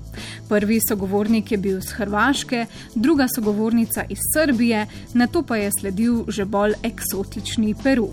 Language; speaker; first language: Slovenian; native; Slovenian